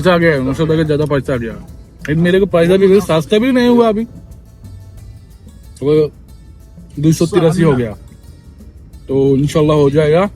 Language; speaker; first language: Hindi; non-native, learner; Bangla